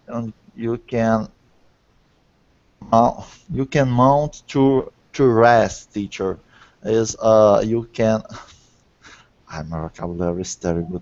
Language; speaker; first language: English; non-native, learner; Portuguese